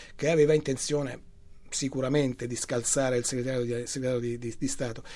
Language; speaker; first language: Italian; native; Italian